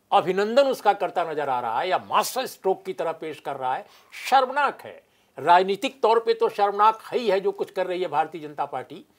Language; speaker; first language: Hindi; native; Hindi